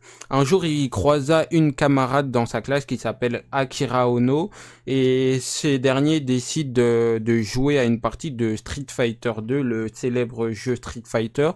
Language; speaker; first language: French; native; French